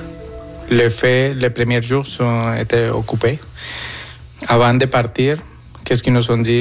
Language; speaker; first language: French; non-native, fluent; Spanish